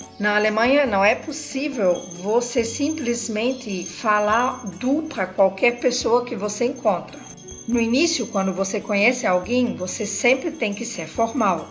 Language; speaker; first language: Portuguese; non-native, fluent; German